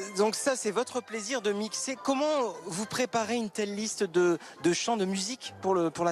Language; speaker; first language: French; native; French